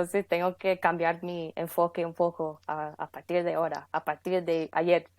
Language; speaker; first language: Spanish; non-native, fluent; English